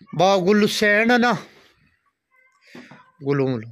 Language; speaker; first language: Filipino; non-native, learner; Punjabi